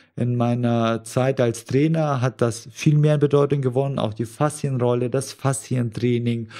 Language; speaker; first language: German; early bilingual, other home language; Russian